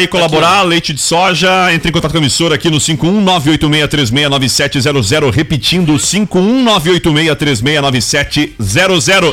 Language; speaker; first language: Portuguese; native; Portuguese